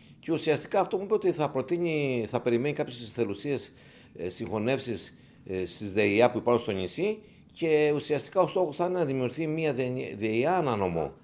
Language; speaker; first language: Greek; native; Greek